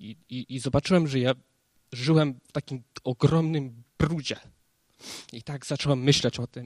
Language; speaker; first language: Polish; early bilingual, heritage; Polish